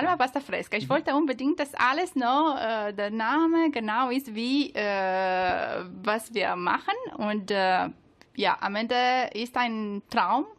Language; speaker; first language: German; non-native, learner; Italian